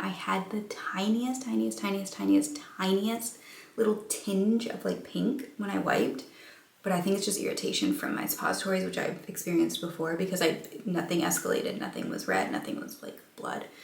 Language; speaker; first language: English; native; English